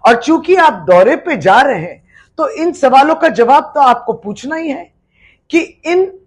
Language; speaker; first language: Hindi; non-native, local second language; Bangla